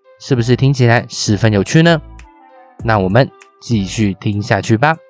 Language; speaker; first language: Chinese; native; Chinese